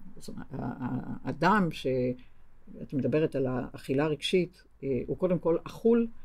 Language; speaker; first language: Hebrew; native; Hebrew